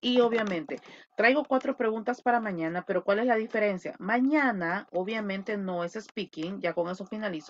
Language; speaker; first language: Spanish; native; Spanish